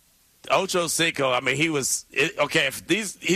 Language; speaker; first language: English; native; English